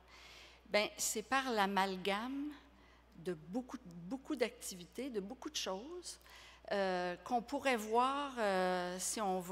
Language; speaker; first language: French; native; French